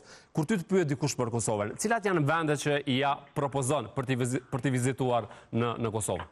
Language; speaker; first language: Albanian; native; Albanian